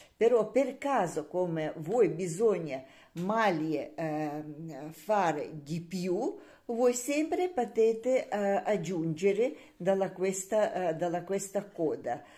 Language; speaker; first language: Italian; non-native, learner; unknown